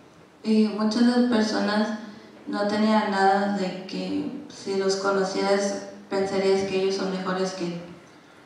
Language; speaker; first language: Spanish; non-native, learner; English